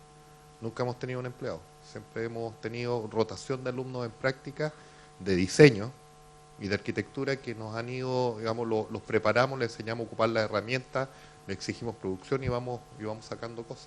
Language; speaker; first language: Spanish; native; Spanish